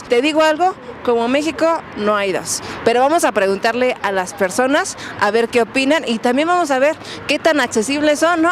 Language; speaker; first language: Spanish; native; Spanish